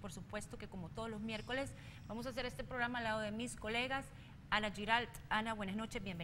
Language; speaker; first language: Spanish; native; Spanish